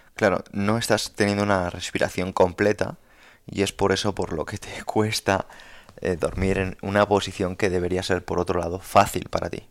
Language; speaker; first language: Spanish; native; Spanish